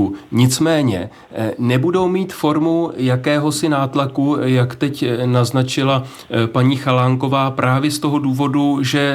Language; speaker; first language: Czech; native; Czech